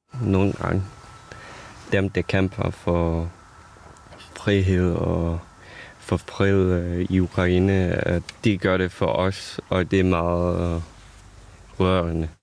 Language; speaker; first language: Danish; non-native, fluent; Ukrainian